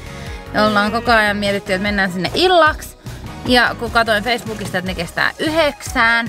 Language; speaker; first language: Finnish; native; Finnish